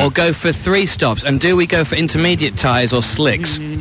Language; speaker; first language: English; native; English